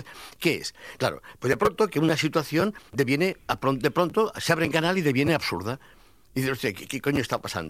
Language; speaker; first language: Spanish; native; Spanish